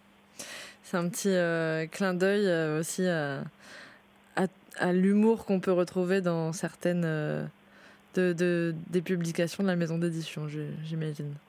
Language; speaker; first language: French; native; French